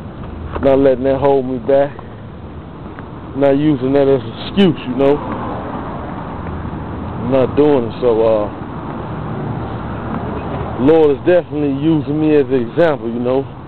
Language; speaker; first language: English; native; English